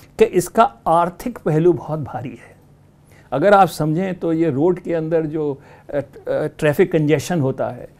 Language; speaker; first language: Hindi; native; Hindi